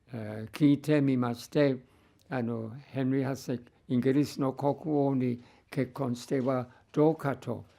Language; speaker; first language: Japanese; non-native, fluent; English